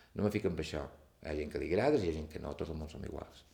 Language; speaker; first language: Catalan; native; Catalan